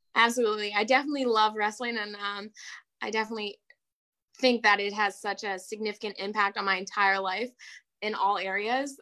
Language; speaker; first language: English; native; English